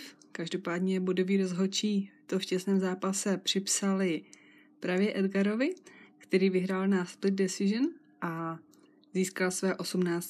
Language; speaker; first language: Czech; native; Czech